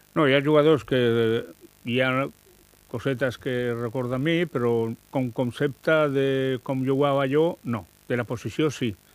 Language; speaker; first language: Catalan; non-native, local second language; Spanish